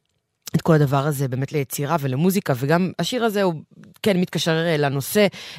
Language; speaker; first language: Hebrew; native; Hebrew